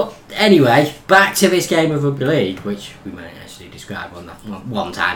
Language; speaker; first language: English; native; English